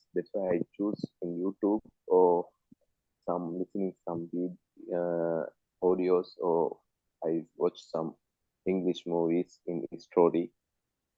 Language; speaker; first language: English; non-native, learner; Tamil